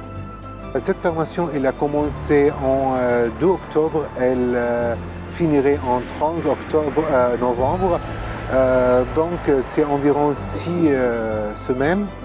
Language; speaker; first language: French; non-native, fluent; Arabic